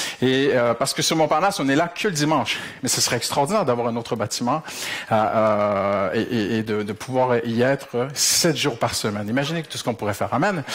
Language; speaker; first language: French; native; French